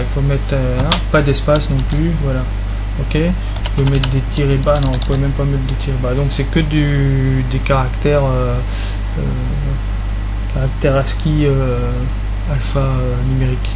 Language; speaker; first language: French; native; French